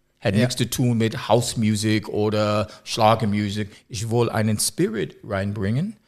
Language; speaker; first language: German; non-native, learner; English